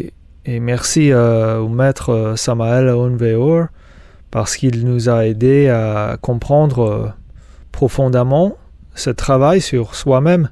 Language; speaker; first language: French; non-native, fluent; Spanish